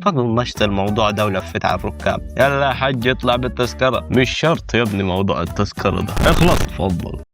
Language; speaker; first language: Arabic; native; Arabic